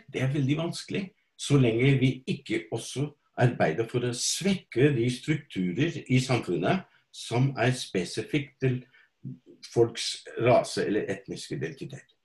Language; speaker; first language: Norwegian; non-native, fluent; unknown